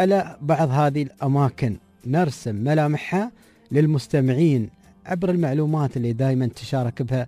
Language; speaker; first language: Arabic; native; Arabic